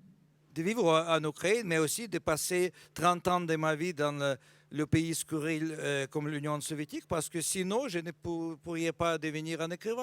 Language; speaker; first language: French; non-native, fluent; Russian